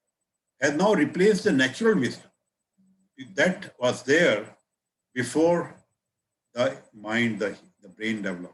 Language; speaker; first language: English; non-native, local second language; Hindi